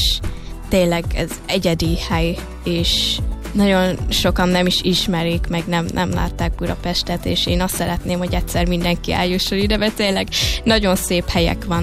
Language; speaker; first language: Hungarian; early bilingual, heritage; Hungarian